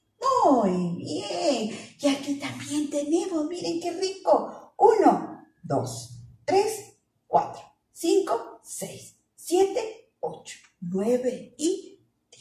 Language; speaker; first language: Spanish; native; Spanish